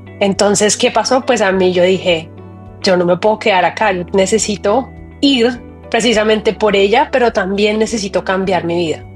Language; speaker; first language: Spanish; native; Spanish